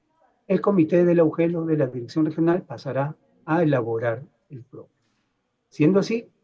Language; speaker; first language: Spanish; native; Spanish